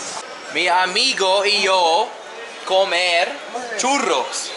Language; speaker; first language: Spanish; non-native, learner; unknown